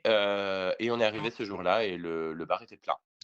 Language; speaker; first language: French; native; French